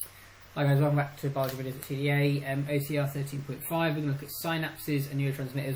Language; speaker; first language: English; native; English